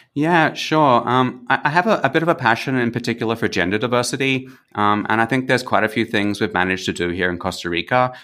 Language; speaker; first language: English; native; English